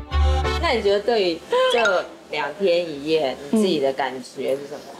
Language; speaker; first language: Chinese; native; Chinese